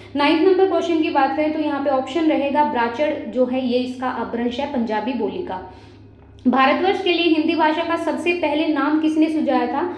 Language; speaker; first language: Hindi; native; Hindi